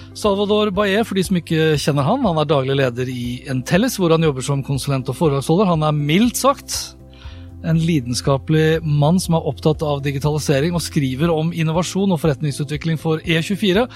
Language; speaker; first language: Norwegian; native; Norwegian